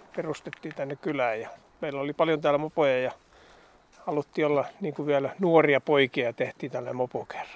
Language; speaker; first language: Finnish; native; Finnish